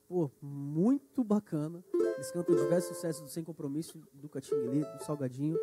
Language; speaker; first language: Portuguese; native; Portuguese